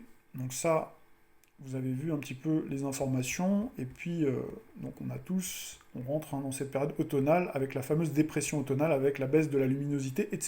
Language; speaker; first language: French; native; French